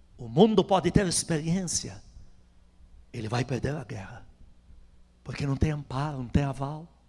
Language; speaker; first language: Portuguese; non-native, fluent; Arabic